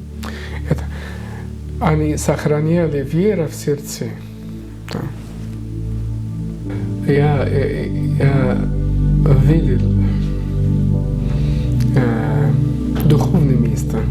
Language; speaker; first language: Russian; non-native, learner; Arabic